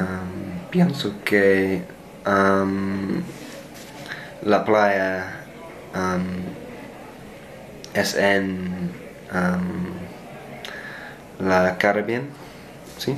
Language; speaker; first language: Spanish; non-native, learner; English